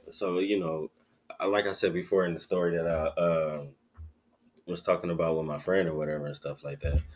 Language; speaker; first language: English; native; English